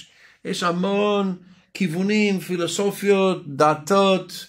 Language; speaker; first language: Hebrew; non-native, fluent; English